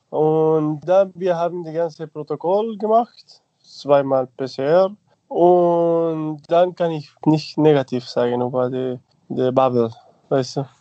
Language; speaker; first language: German; non-native, fluent; Spanish